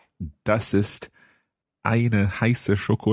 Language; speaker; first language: German; non-native, learner; English